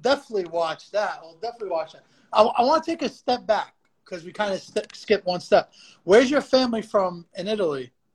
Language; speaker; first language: English; early bilingual, other home language; Italian